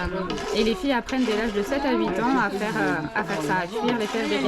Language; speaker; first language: French; native; French